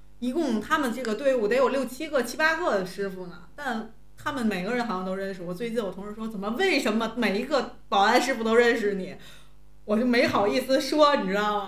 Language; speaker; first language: Chinese; native; Chinese